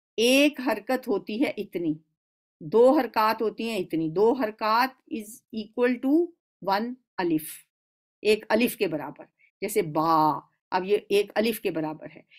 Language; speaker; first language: Urdu; native; Urdu